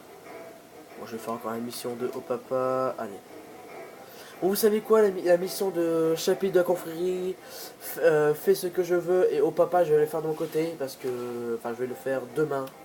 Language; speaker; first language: French; native; French